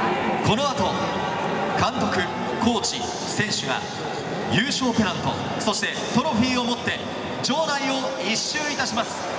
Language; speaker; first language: Japanese; native; Japanese